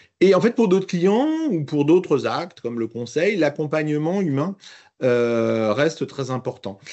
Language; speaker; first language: French; native; French